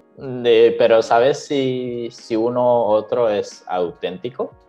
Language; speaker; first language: Spanish; non-native, fluent; Japanese